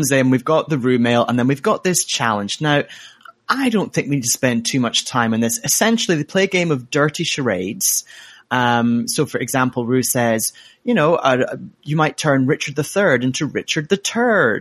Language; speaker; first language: English; native; English